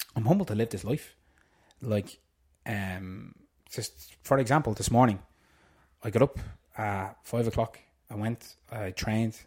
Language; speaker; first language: English; native; English